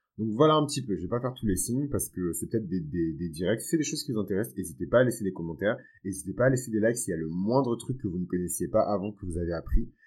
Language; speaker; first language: French; early bilingual, other home language; Fon